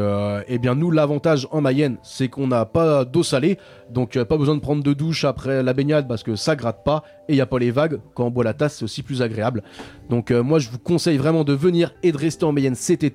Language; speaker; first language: French; native; French